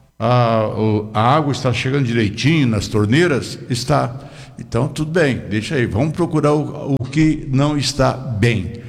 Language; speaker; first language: Portuguese; native; Portuguese